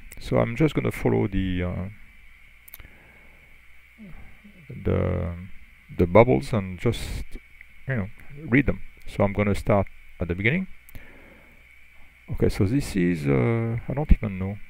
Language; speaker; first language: English; non-native, fluent; French